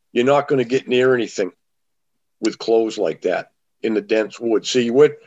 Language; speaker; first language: English; native; English